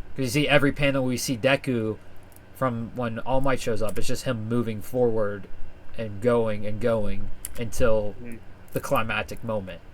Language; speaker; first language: English; native; English